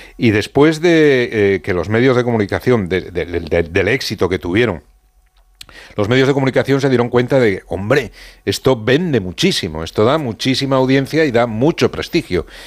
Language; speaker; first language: Spanish; native; Spanish